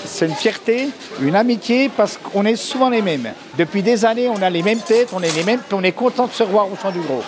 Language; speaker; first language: French; native; French